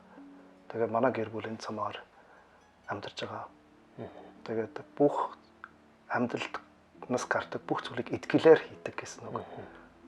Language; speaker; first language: Mongolian; non-native, learner; German